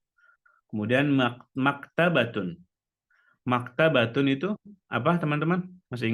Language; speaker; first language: Indonesian; native; Indonesian